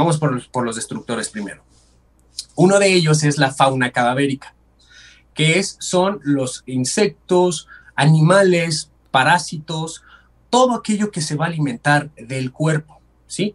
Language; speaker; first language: Spanish; native; Spanish